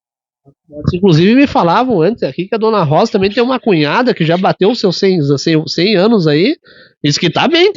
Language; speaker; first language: Portuguese; native; Portuguese